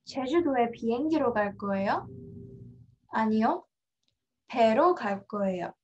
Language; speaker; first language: Korean; non-native, fluent; English